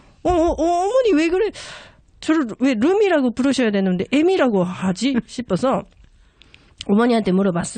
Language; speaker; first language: Korean; non-native, fluent; Japanese